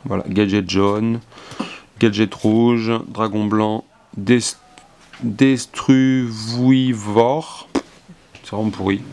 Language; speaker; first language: French; native; French